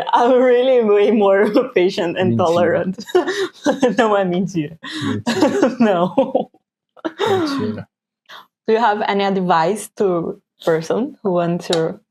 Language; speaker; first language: English; non-native, fluent; Portuguese